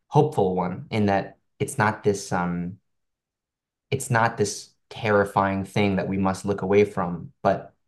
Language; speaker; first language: English; non-native, local second language; Cantonese